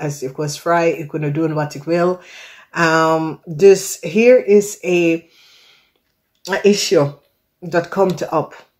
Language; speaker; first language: Dutch; non-native, fluent; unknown